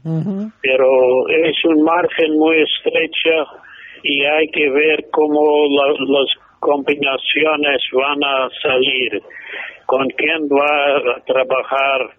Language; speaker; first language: Spanish; non-native, fluent; English